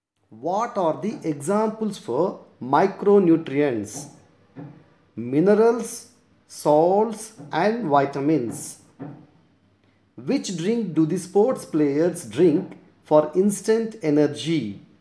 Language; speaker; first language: English; non-native, local second language; Telugu